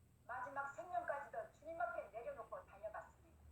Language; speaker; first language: Korean; native; Korean